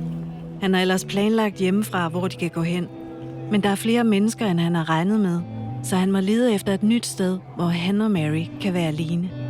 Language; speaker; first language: Danish; native; Danish